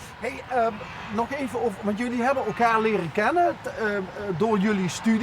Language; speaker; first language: Dutch; native; Dutch